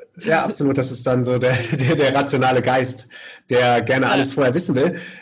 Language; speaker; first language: German; native; German